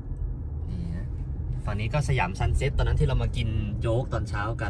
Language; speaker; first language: Thai; native; Thai